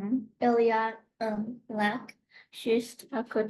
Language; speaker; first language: French; non-native, learner; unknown